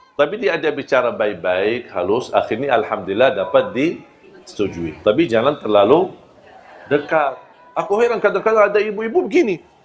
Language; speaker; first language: Malay; non-native, fluent; Arabic